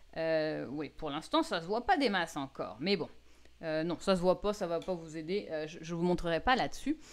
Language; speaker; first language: French; native; French